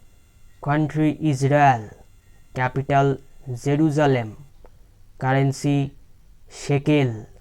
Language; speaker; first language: English; non-native, local second language; Bangla